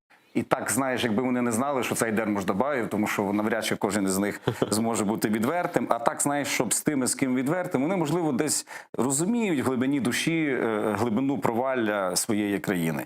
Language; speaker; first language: Ukrainian; native; Ukrainian